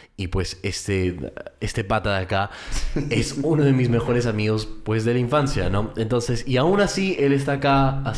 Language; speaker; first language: Spanish; early bilingual, heritage; Spanish